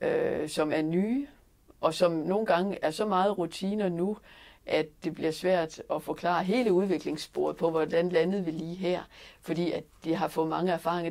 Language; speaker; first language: Danish; native; Danish